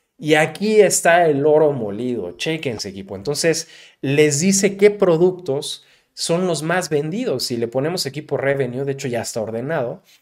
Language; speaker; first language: Spanish; native; Spanish